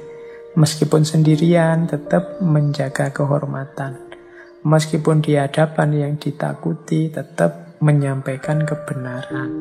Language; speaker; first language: Indonesian; native; Indonesian